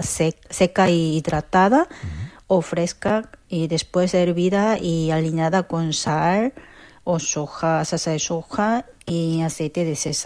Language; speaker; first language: Spanish; non-native, fluent; Korean